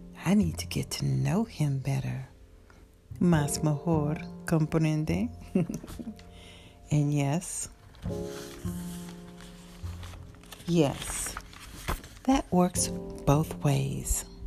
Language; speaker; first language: English; native; English